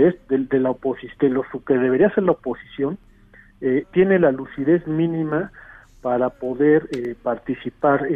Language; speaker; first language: Spanish; native; Spanish